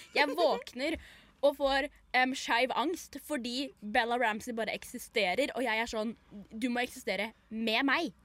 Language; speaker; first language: Norwegian; native; Norwegian